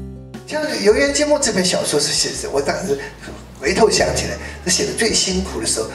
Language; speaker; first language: Chinese; native; Chinese